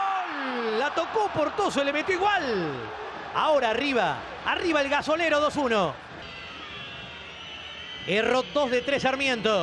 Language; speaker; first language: Spanish; native; Spanish